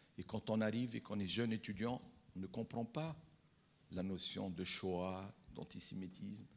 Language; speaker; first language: French; non-native, local second language; Arabic